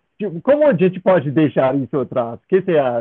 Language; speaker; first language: Portuguese; non-native, fluent; English